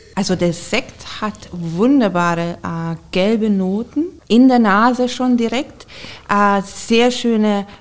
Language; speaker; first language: German; non-native, fluent; Hungarian